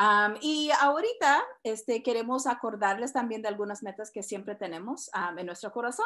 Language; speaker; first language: Spanish; early bilingual, heritage; Spanish